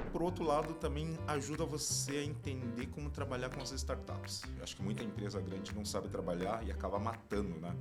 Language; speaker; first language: Portuguese; non-native, fluent; Chinese